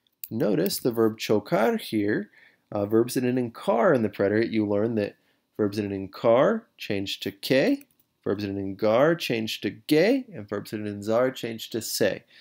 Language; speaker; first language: English; native; English